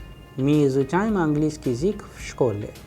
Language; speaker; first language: Russian; non-native, fluent; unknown